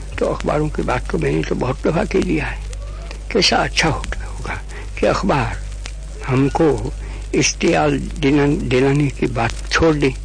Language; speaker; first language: Hindi; non-native, local second language; Gujarati